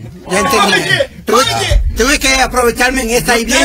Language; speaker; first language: Spanish; early bilingual, heritage; Spanish